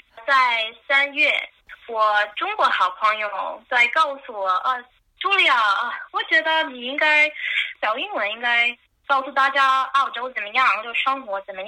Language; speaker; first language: Chinese; non-native, fluent; English